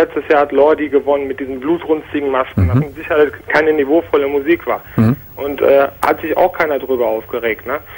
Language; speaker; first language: German; early bilingual, other home language; Croatian